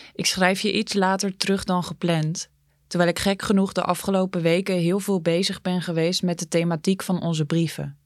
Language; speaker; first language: Dutch; native; Dutch